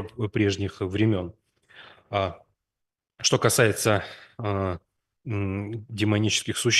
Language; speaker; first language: Russian; native; Russian